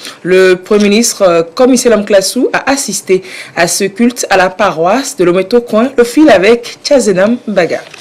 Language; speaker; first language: French; native; French